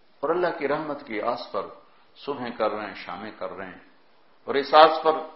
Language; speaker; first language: Urdu; non-native, local second language; Punjabi